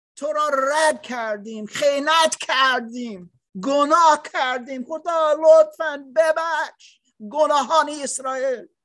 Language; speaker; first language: Persian; non-native, learner; English